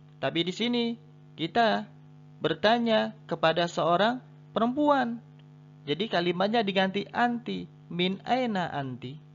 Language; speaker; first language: Indonesian; native; Indonesian